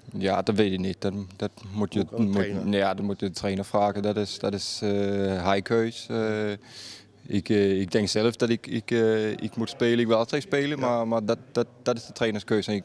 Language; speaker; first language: Dutch; non-native, fluent; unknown